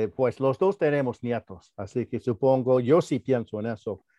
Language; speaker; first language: Spanish; early bilingual, heritage; Spanish